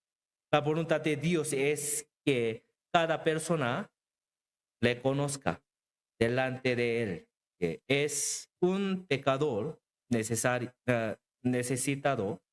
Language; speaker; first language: Spanish; non-native, learner; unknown